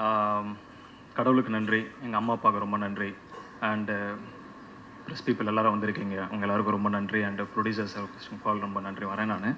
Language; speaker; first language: Tamil; native; Tamil